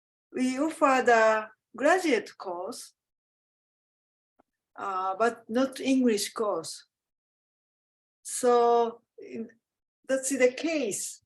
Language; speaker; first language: English; non-native, fluent; Japanese